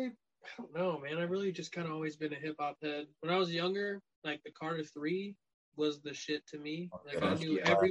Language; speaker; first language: English; native; English